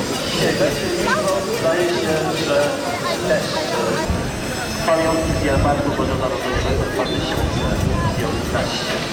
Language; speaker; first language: Polish; native; Polish